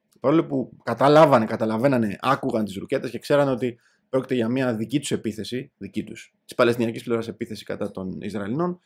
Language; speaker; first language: Greek; native; Greek